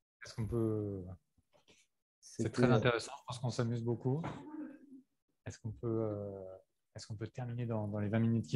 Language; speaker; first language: French; native; French